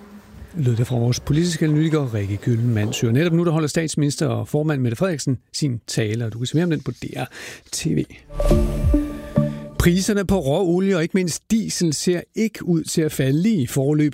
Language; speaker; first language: Danish; native; Danish